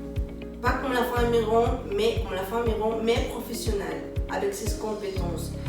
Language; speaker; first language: French; non-native, learner; Spanish